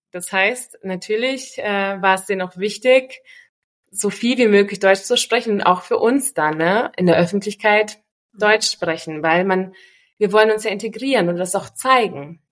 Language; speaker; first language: German; early bilingual, other home language; Russian